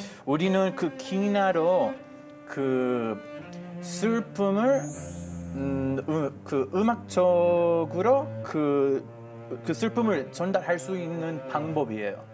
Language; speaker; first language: Korean; non-native, fluent; Hebrew